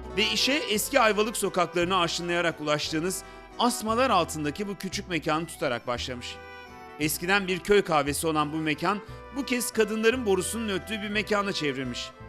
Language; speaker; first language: Turkish; native; Turkish